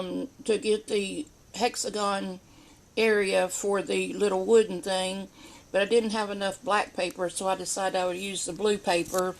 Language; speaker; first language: English; native; English